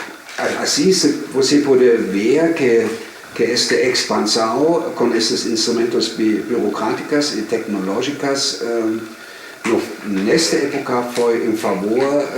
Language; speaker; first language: Portuguese; non-native, fluent; German